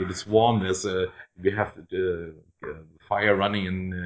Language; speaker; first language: English; non-native, fluent; German